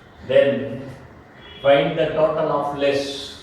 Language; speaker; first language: English; non-native, local second language; Tamil